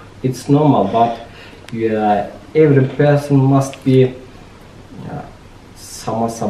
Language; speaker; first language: English; non-native, learner; Azerbaijani